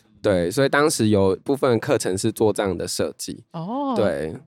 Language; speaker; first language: Chinese; native; Chinese